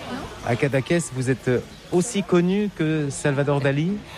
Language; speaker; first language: French; native; French